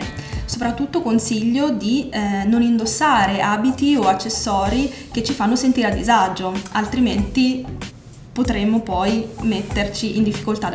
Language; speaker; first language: Italian; native; Italian